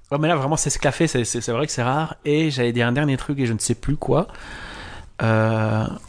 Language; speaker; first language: French; native; French